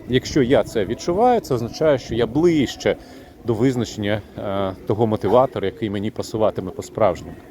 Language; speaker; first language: Ukrainian; non-native, local second language; Russian